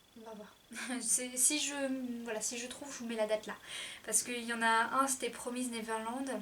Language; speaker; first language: French; native; French